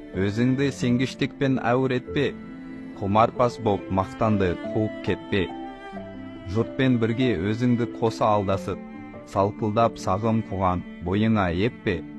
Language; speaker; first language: Kazakh; non-native, fluent; Urdu